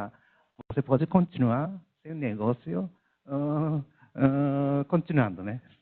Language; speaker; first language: Portuguese; non-native, learner; Japanese